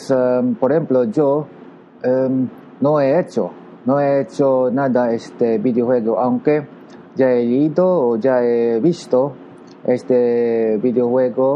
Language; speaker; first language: Spanish; non-native, learner; Japanese